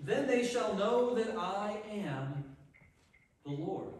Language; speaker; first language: English; native; English